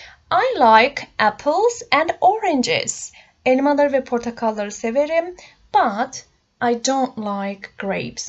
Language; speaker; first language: English; non-native, fluent; Turkish